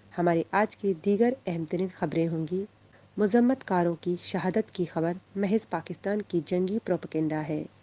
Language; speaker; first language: Urdu; non-native, local second language; Baluchi